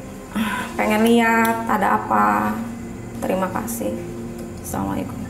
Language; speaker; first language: Indonesian; native; Indonesian